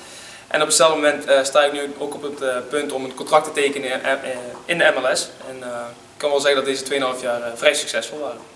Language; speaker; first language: Dutch; native; Dutch